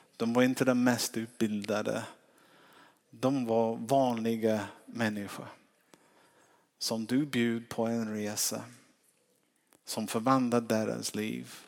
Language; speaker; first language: Swedish; non-native, fluent; English